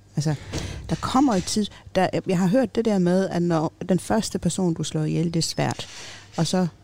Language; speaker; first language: Danish; early bilingual, other home language; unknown